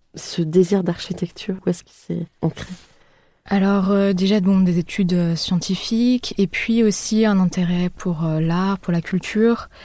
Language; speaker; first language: French; native; French